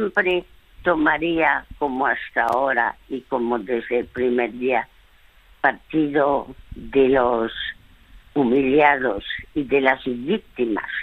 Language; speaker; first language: Spanish; early bilingual, other home language; French